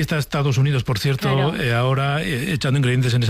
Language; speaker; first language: Spanish; native; Spanish